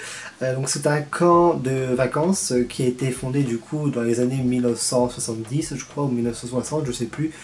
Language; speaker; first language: French; native; French